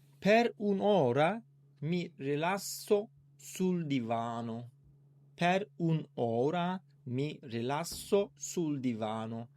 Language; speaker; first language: Italian; non-native, learner; Turkish